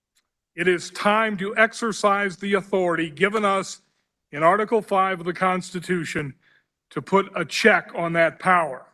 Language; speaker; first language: English; native; English